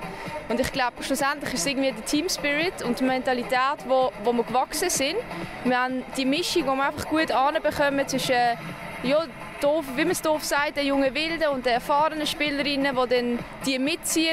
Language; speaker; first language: German; native; German